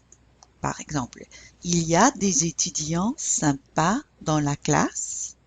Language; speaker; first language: French; non-native, fluent; English